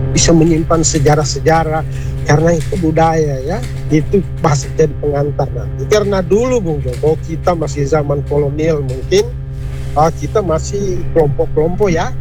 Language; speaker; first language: Indonesian; non-native, local second language; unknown